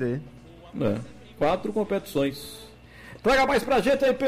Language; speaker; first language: Portuguese; native; Portuguese